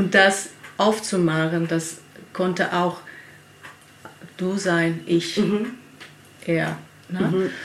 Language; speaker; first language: German; non-native, learner; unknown